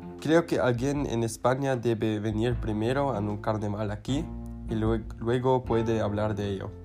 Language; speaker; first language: Spanish; non-native, learner; German